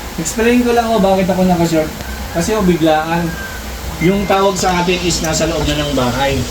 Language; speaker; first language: Filipino; native; Filipino